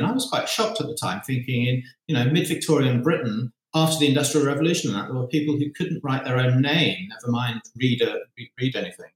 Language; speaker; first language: English; native; English